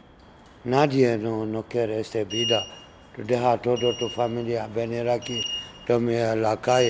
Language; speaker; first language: Spanish; non-native, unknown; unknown